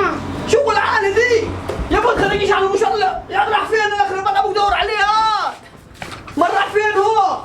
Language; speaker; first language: Arabic; native; Arabic